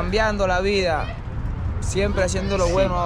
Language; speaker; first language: Spanish; native; Spanish